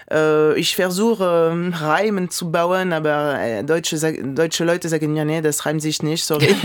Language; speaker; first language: German; non-native, fluent; French